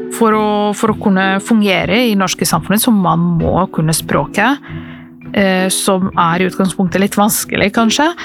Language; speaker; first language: Norwegian; non-native, fluent; Serbian